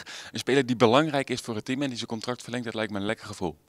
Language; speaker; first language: Dutch; native; Dutch